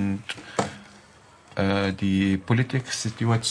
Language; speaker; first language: German; non-native, learner; Arabic